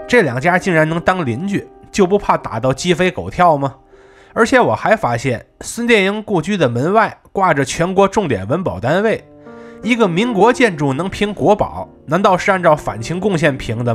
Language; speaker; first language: Chinese; native; Chinese